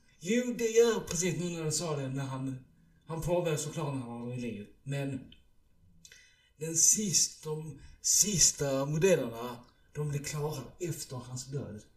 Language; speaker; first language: Swedish; early bilingual, other home language; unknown